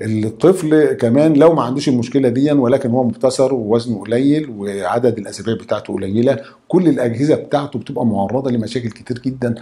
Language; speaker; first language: Arabic; native; Arabic